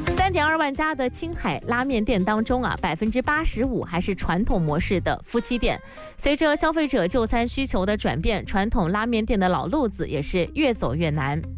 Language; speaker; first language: Chinese; non-native, local second language; Hakka Chinese